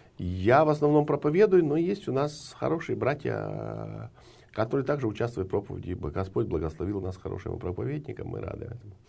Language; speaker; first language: Russian; non-native, local second language; Ukrainian